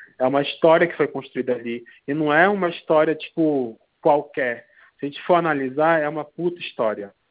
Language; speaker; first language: Portuguese; native; Portuguese